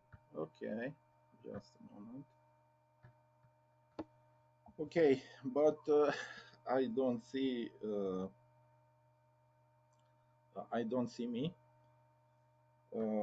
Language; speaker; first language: English; non-native, learner; Romanian